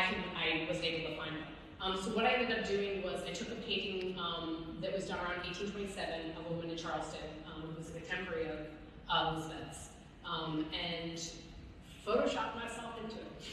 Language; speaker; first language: English; native; English